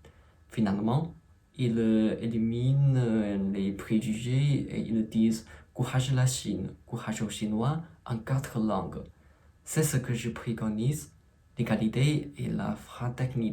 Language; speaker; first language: French; non-native, fluent; Chinese